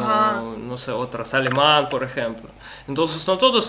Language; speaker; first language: Spanish; non-native, learner; Russian